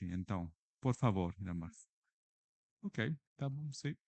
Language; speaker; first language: Portuguese; non-native, learner; English